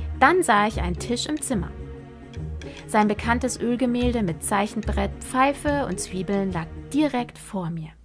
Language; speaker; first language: German; non-native, fluent; Chinese